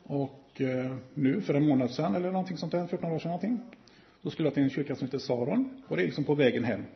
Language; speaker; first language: Swedish; native; Swedish